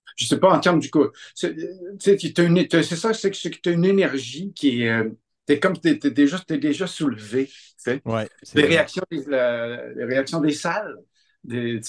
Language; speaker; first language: French; native; French